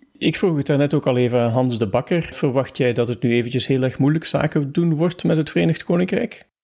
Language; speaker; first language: Dutch; native; Dutch